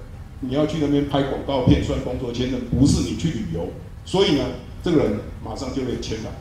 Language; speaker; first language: Chinese; native; Chinese